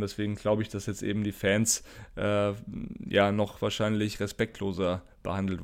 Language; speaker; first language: German; native; German